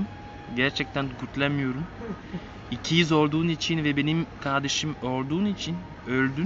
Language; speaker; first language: Turkish; non-native, learner; French